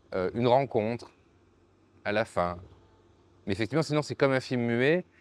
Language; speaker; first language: French; native; French